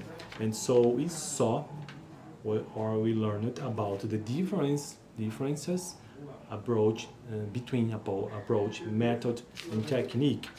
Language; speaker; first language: English; non-native, learner; Portuguese